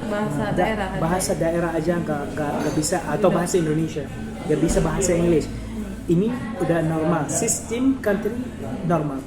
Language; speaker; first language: Indonesian; non-native, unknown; Arabic